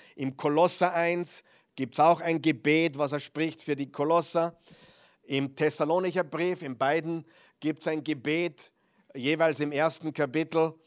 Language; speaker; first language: German; non-native, fluent; English